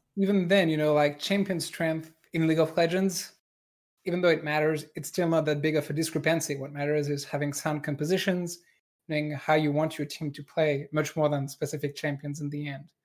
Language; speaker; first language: English; non-native, fluent; French